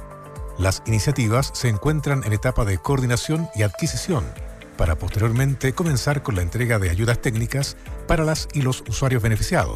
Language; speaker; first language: Spanish; native; Spanish